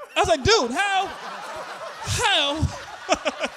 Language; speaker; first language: English; native; English